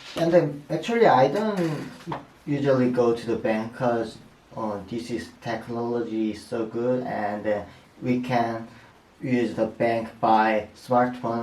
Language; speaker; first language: English; non-native, learner; Korean